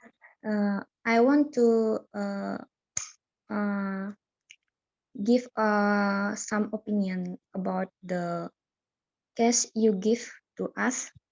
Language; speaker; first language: English; non-native, learner; Indonesian